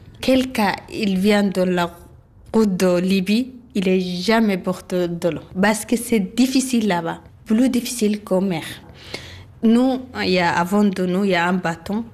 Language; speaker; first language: French; non-native, learner; Arabic